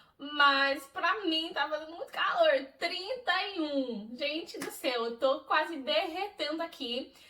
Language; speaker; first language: Portuguese; non-native, fluent; English